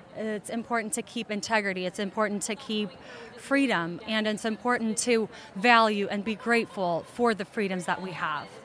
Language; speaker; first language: English; early bilingual, other home language; Russian